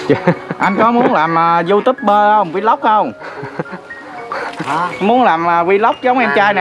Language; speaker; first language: Vietnamese; native; Vietnamese